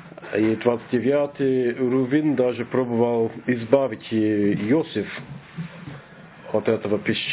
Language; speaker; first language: Russian; non-native, learner; English